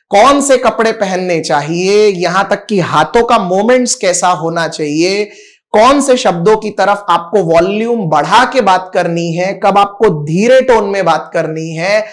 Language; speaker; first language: Hindi; non-native, local second language; Marathi